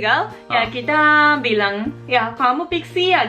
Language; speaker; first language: Indonesian; non-native, learner; Japanese